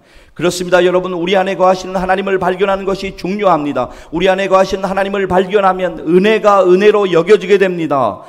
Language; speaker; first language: Korean; native; Korean